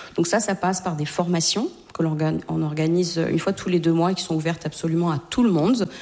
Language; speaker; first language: French; native; French